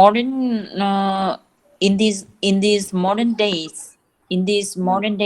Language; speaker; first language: English; non-native, learner; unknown